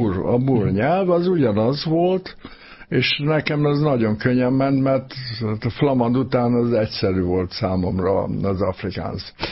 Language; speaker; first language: Hungarian; native; Hungarian